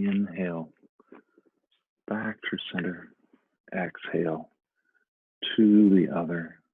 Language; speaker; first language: English; native; English